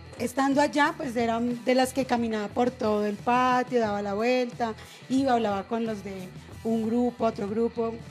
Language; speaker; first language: Spanish; native; Spanish